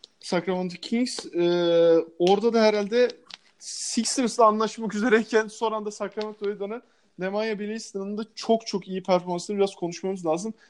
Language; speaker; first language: Turkish; native; Turkish